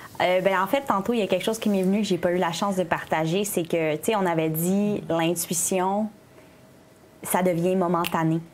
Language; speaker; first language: French; native; French